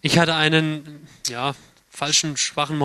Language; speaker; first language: German; native; German